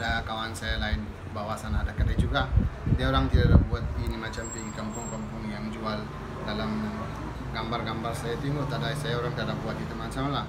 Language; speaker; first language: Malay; non-native, learner; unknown